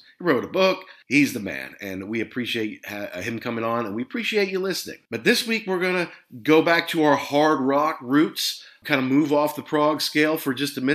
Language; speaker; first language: English; native; English